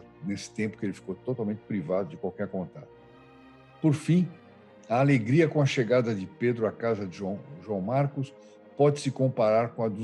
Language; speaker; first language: Portuguese; native; Portuguese